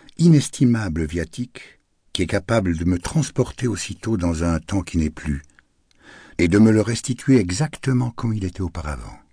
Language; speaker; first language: French; native; French